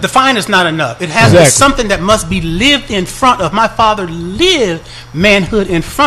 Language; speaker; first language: English; native; English